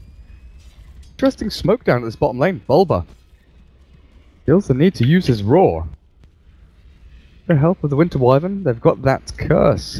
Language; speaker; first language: English; native; English